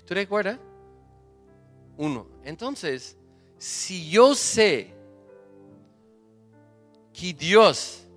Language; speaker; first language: Spanish; non-native, fluent; Portuguese